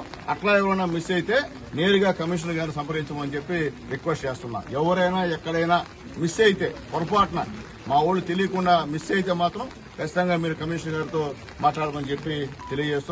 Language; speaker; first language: Telugu; native; Telugu